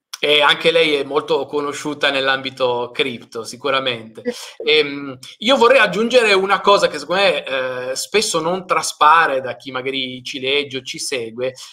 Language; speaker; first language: Italian; native; Italian